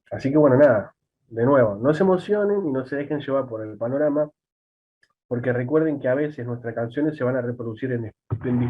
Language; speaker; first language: Spanish; native; Spanish